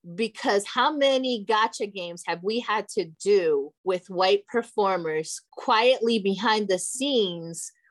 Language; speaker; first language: English; early bilingual, other home language; Portuguese